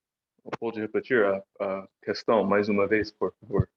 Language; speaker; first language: Portuguese; non-native, fluent; English